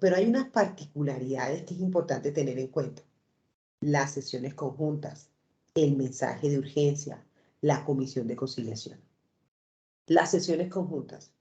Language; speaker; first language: Spanish; native; Spanish